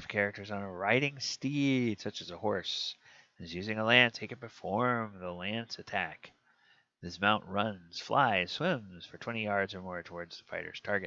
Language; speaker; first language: English; native; English